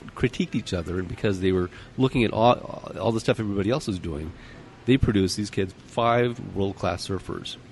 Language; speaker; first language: English; native; English